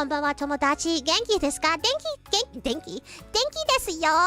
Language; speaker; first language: Japanese; non-native, learner; English